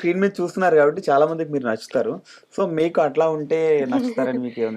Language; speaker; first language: Telugu; native; Telugu